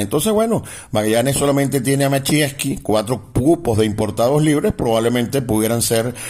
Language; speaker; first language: Spanish; native; Spanish